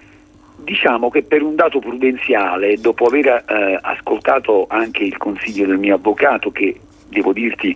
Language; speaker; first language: Italian; native; Italian